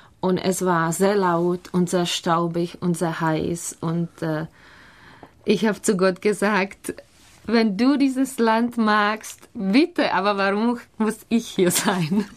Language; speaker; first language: German; non-native, fluent; Czech